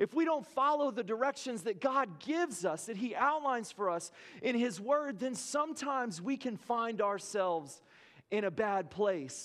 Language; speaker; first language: English; native; English